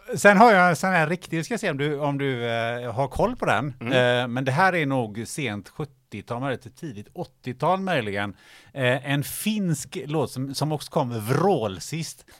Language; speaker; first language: Swedish; native; Swedish